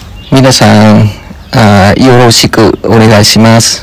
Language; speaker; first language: Japanese; non-native, learner; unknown